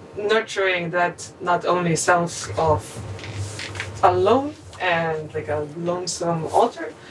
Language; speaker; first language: English; non-native, fluent; Slovenian